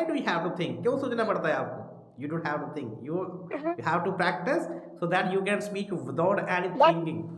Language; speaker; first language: English; non-native, local second language; Punjabi